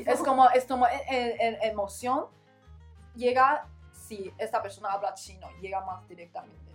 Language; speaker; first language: Spanish; non-native, learner; Chinese